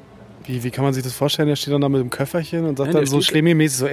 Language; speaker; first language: German; native; German